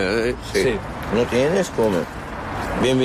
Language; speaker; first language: Spanish; non-native, learner; Arabic